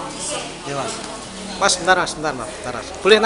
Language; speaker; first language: Indonesian; native; Indonesian